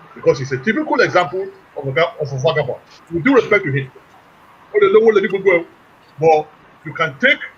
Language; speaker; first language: English; non-native, local second language; Yoruba